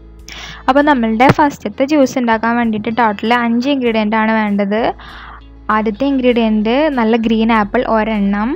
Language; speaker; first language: Malayalam; native; Malayalam